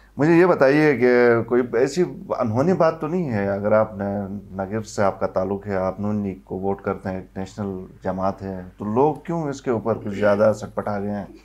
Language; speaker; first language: Urdu; non-native, local second language; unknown